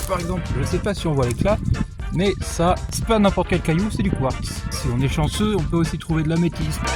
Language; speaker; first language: French; native; French